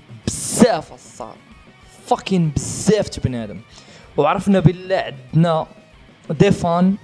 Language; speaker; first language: Arabic; native; Arabic